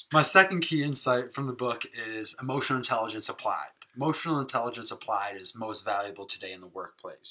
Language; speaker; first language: English; native; English